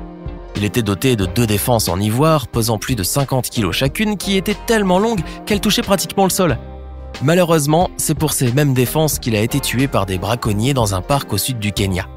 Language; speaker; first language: French; native; French